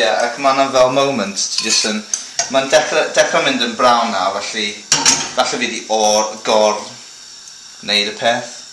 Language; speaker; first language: Welsh; non-native, local second language; English